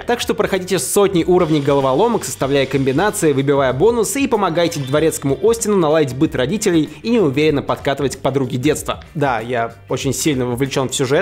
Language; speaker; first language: Russian; native; Russian